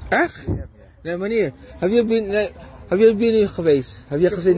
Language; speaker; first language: Dutch; non-native, learner; Filipino